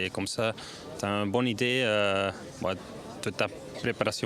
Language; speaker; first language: French; non-native, learner; Dutch